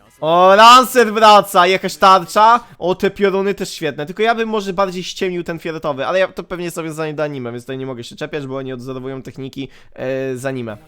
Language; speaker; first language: Polish; native; Polish